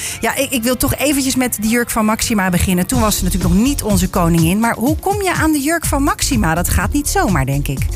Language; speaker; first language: Dutch; native; Dutch